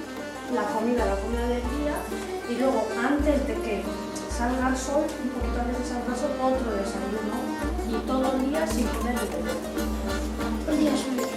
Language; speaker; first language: Spanish; non-native, learner; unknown